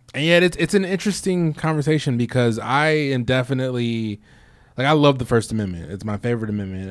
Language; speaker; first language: English; native; English